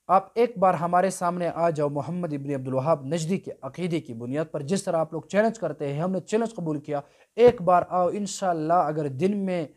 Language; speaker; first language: Urdu; non-native, local second language; Pashto